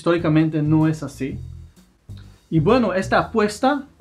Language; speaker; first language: Spanish; non-native, fluent; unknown